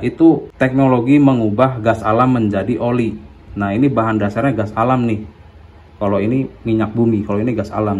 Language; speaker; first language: Indonesian; non-native, local second language; Sundanese